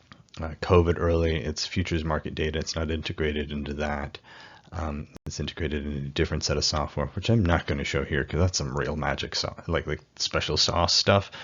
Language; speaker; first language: English; native; English